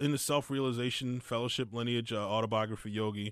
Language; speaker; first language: English; native; English